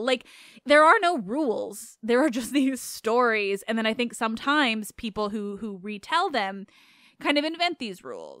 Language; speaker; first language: English; native; English